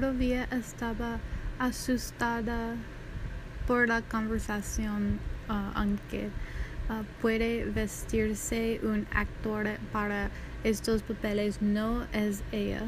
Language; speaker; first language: Spanish; non-native, learner; English